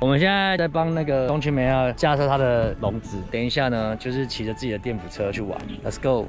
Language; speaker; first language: Chinese; native; Chinese